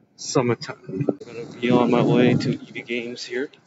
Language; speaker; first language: English; native; English